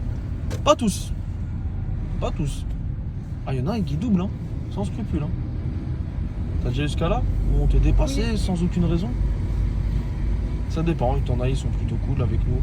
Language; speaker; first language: French; native; French